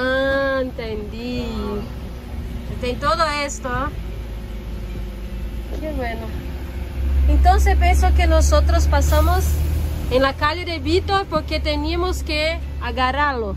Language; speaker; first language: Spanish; non-native, learner; Portuguese